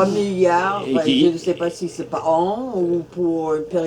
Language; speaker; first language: French; non-native, fluent; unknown